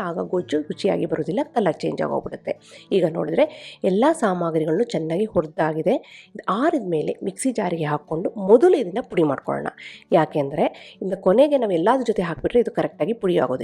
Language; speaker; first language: Kannada; native; Kannada